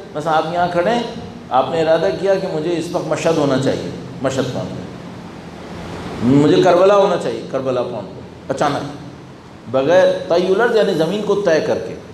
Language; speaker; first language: Urdu; early bilingual, heritage; Urdu